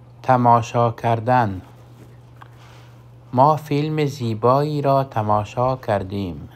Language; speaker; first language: Persian; non-native, fluent; Urdu